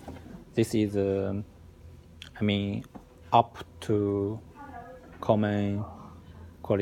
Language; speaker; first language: English; non-native, learner; Chinese